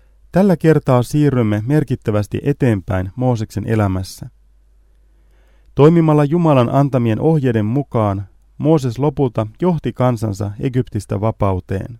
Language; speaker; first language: Finnish; native; Finnish